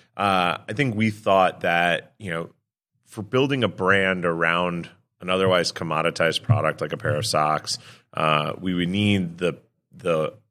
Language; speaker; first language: English; native; English